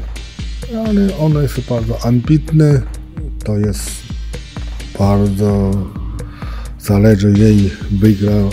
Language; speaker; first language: Polish; non-native, learner; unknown